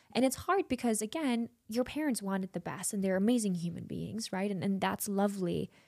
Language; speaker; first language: English; non-native, fluent; German